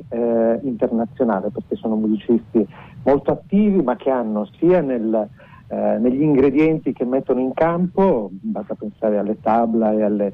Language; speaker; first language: Italian; native; Italian